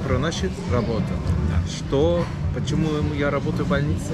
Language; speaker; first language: Russian; non-native, learner; Turkish